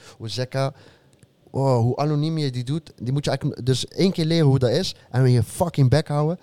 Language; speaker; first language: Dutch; early bilingual, other home language; Arabic